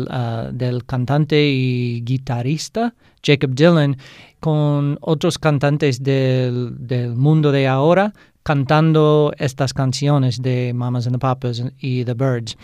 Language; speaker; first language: Spanish; non-native, fluent; English